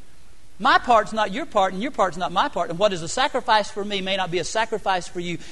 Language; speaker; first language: English; native; English